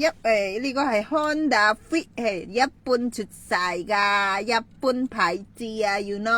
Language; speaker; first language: Chinese; non-native, fluent; Indonesian